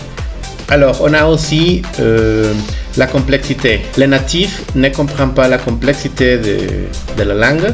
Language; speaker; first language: French; non-native, fluent; Spanish